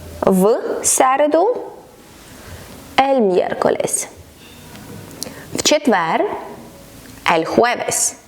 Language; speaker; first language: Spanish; non-native, fluent; Ukrainian